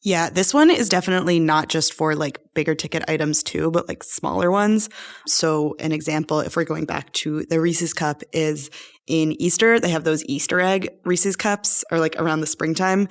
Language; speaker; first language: English; native; English